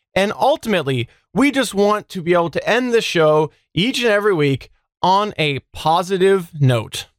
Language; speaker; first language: English; native; English